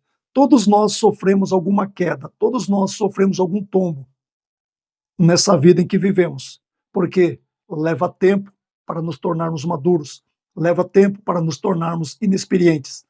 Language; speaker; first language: Portuguese; native; Portuguese